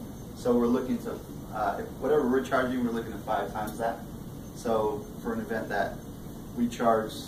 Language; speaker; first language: English; native; English